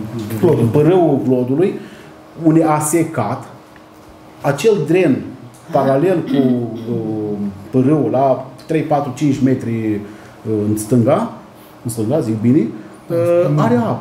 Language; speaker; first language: Romanian; native; Romanian